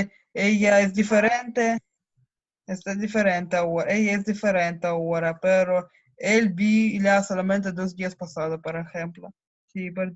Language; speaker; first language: Spanish; non-native, learner; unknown